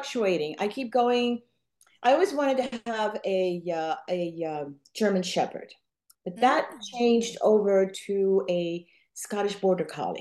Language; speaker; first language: English; non-native, fluent; Spanish